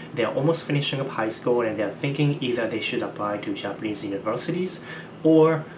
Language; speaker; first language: English; non-native, fluent; Japanese